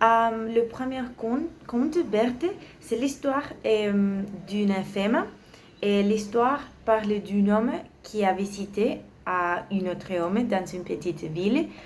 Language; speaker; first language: French; non-native, learner; Spanish